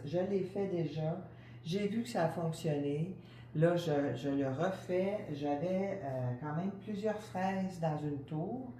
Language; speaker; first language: French; native; French